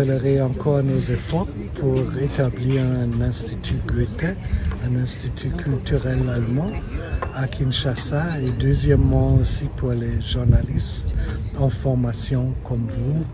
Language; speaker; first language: French; non-native, fluent; German